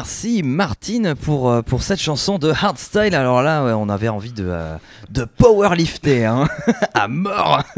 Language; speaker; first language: French; native; French